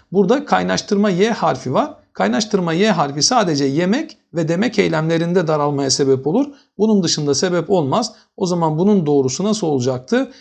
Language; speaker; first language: Turkish; native; Turkish